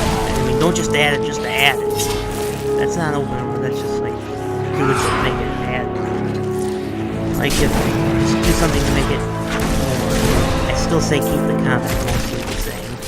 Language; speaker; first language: English; native; English